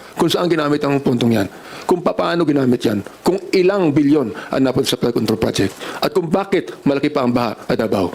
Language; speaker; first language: Filipino; native; Filipino